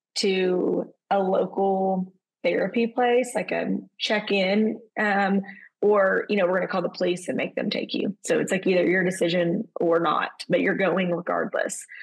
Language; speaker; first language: English; native; English